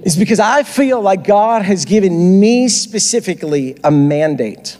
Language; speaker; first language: English; early bilingual, other home language; Spanish